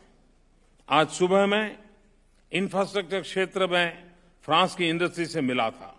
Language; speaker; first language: Hindi; non-native, local second language; Gujarati